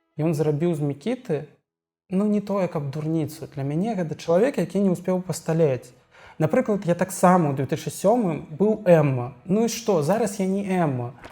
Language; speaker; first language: Belarusian; non-native, local second language; Russian